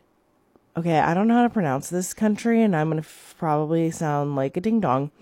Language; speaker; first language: English; native; English